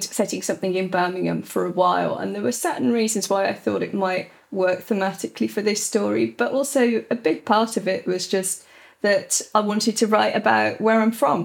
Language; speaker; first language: English; native; English